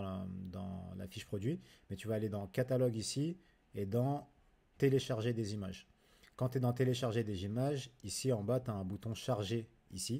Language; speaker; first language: French; native; French